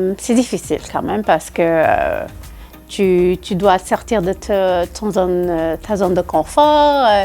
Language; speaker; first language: French; non-native, local second language; Wolof